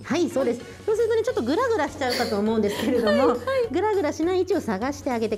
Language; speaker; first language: Japanese; native; Japanese